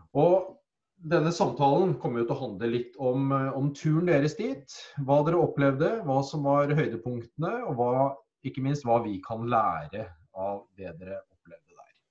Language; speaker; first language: Norwegian; native; Norwegian